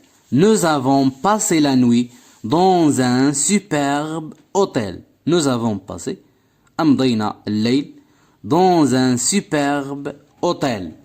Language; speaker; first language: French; non-native, local second language; Arabic